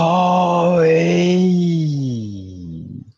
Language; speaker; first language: French; non-native, learner; Portuguese